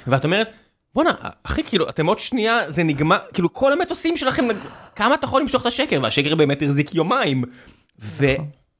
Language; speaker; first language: Hebrew; native; Hebrew